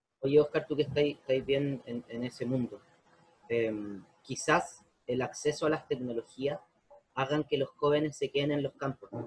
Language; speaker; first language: Spanish; native; Spanish